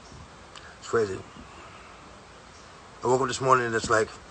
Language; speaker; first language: English; native; English